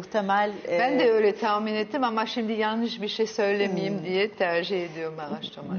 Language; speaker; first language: Turkish; early bilingual, heritage; Turkish